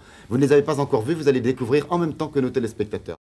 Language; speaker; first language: French; native; French